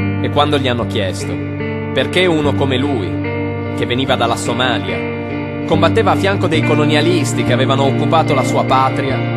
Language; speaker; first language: Italian; native; Italian